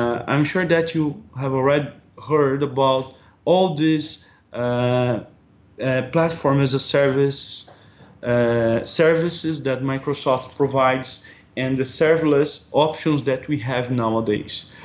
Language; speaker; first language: English; non-native, fluent; Portuguese